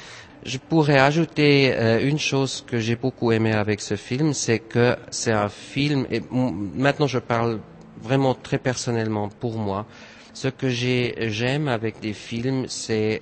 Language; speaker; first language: French; non-native, fluent; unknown